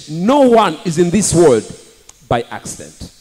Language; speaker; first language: English; non-native, local second language; Swahili